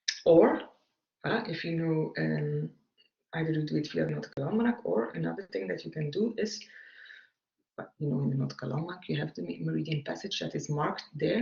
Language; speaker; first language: English; non-native, fluent; Dutch